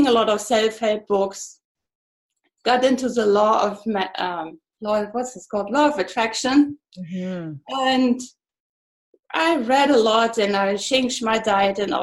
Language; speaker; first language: English; non-native, fluent; German